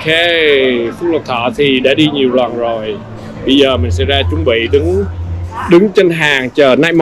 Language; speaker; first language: Vietnamese; early bilingual, heritage; Vietnamese